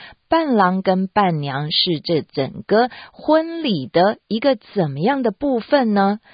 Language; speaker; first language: Chinese; native; Chinese